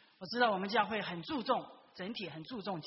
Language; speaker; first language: Chinese; native; Chinese